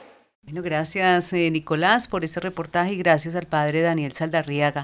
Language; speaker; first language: Spanish; native; Spanish